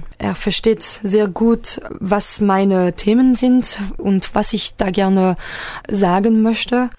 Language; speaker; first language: German; non-native, local second language; French